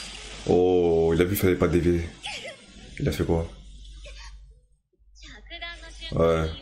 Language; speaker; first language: French; native; French